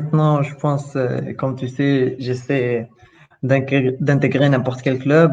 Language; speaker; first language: French; non-native, local second language; Arabic